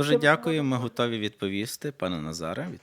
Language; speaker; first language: Ukrainian; native; Ukrainian